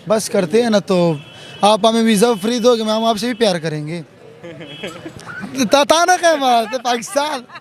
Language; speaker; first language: Hindi; non-native, local second language; Pashto